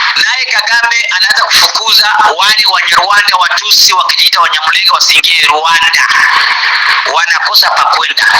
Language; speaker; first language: Swahili; native; Swahili